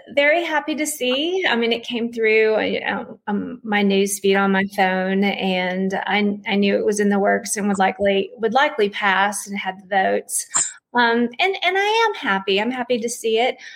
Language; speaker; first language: English; native; English